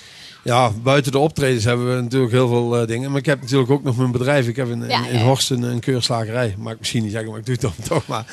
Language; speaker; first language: Dutch; native; Dutch